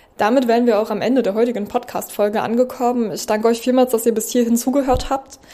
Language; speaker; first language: German; native; German